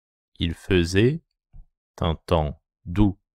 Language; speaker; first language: French; non-native, fluent; Japanese